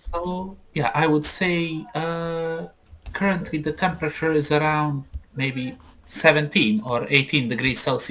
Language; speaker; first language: English; non-native, fluent; Serbian